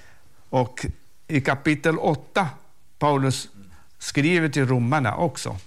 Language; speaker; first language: Swedish; non-native, fluent; Arabic